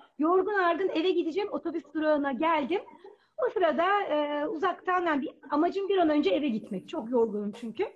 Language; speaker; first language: Turkish; native; Turkish